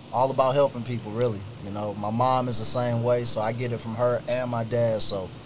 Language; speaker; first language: English; native; English